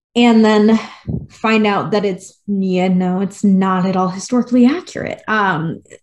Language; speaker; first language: English; native; English